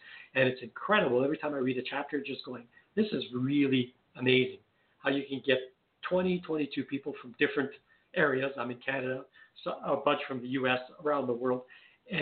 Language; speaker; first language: English; non-native, fluent; French